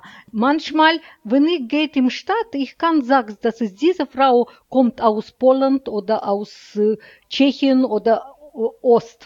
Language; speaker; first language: German; non-native, learner; Russian